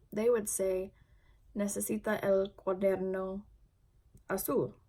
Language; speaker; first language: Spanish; non-native, learner; English